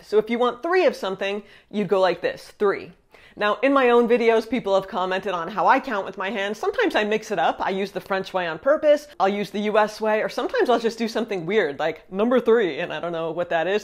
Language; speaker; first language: English; native; English